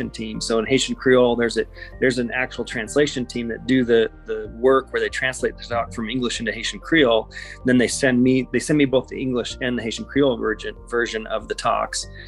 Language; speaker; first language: English; native; English